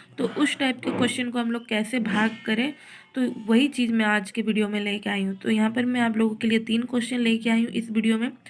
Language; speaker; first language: Hindi; native; Hindi